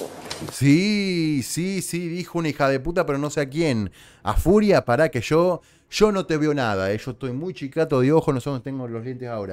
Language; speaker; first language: Spanish; native; Spanish